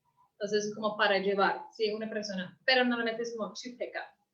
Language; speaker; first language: Spanish; early bilingual, heritage; English